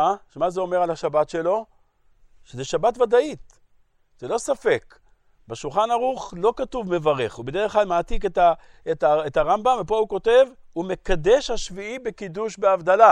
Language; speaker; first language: Hebrew; native; Hebrew